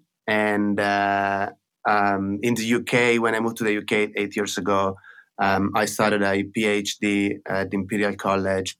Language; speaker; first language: English; non-native, fluent; Italian